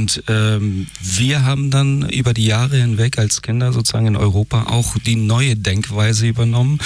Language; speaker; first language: German; early bilingual, other home language; Persian